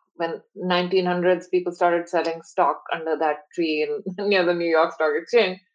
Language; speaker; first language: English; non-native, local second language; Hindi